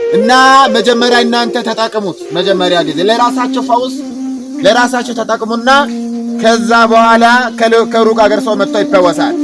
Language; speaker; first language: Amharic; native; Amharic